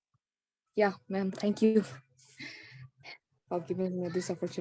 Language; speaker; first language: English; non-native, learner; Bangla